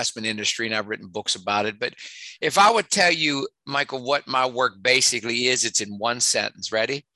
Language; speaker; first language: English; native; English